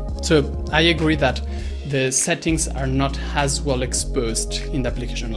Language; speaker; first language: English; non-native, fluent; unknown